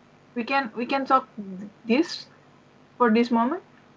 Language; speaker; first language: English; non-native, learner; Indonesian